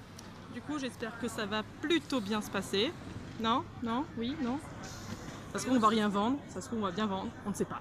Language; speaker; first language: French; native; French